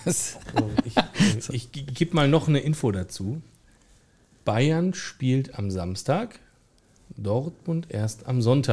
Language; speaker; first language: German; native; German